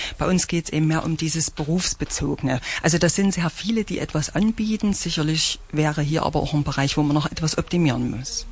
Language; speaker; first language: German; native; German